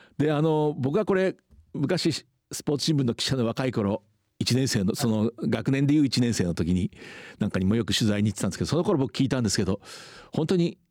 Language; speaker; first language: Japanese; native; Japanese